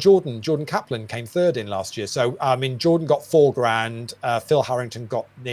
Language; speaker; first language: English; native; English